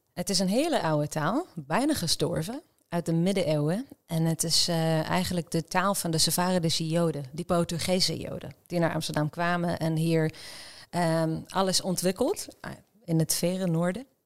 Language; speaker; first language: Dutch; non-native, fluent; Hebrew